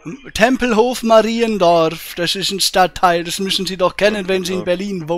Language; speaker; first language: German; native; German